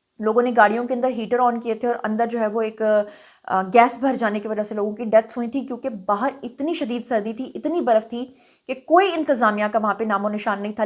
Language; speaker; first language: Urdu; non-native, local second language; Punjabi